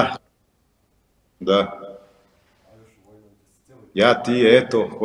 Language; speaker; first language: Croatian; non-native, fluent; Portuguese